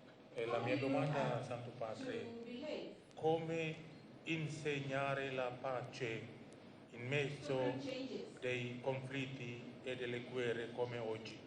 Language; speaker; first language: Italian; non-native, fluent; Indonesian